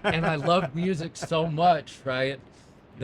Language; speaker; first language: English; native; English